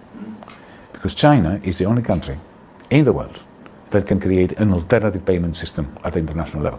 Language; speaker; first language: English; non-native, fluent; Greek